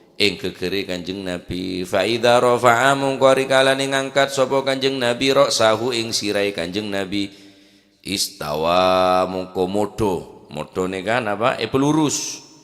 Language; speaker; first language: Javanese; non-native, local second language; Madurese